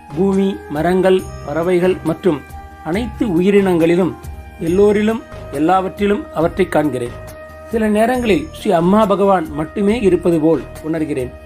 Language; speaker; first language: Tamil; native; Tamil